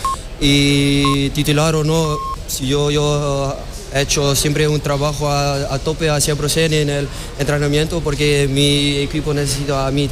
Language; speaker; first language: Spanish; non-native, learner; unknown